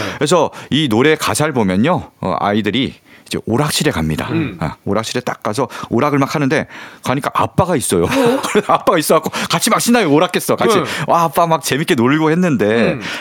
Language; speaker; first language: Korean; native; Korean